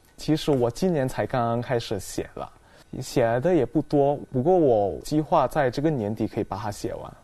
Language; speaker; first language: Chinese; non-native, fluent; Indonesian